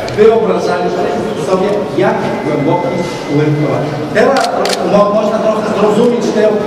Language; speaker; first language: Polish; non-native, learner; Hebrew